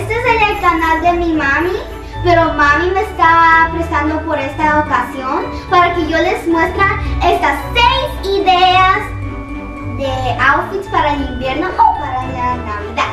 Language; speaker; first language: Spanish; early bilingual, other home language; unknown